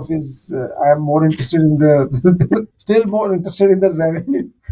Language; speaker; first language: English; non-native, local second language; Marathi